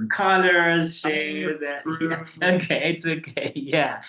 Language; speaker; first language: English; non-native, fluent; Spanish